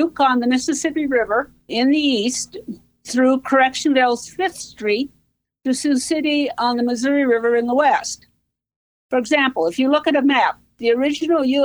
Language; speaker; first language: English; native; English